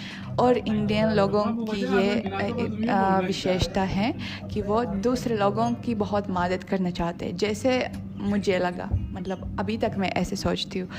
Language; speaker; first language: Hindi; non-native, fluent; Russian